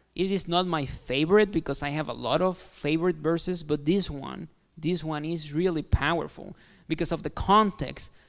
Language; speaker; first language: English; non-native, fluent; Spanish